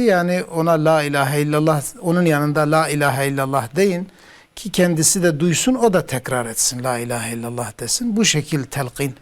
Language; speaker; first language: Turkish; non-native, local second language; Kurdish